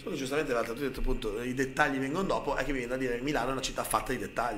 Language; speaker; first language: Italian; native; Italian